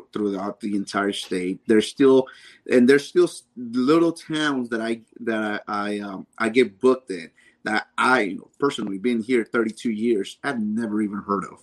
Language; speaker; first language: English; native; English